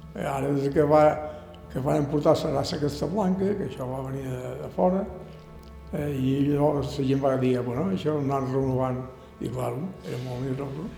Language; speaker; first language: Catalan; native; Catalan